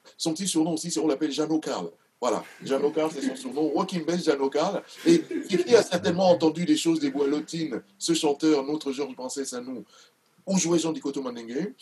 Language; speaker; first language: French; non-native, local second language; Duala